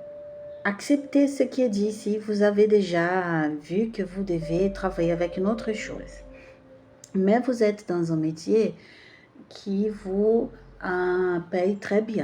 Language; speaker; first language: French; non-native, fluent; Portuguese